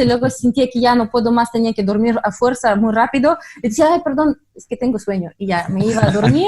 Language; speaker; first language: Spanish; non-native, fluent; Russian